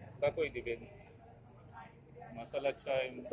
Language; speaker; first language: Russian; non-native, learner; Konkani